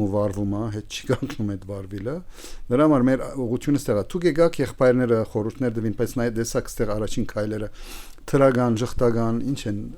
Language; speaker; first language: Armenian; early bilingual, heritage; Armenian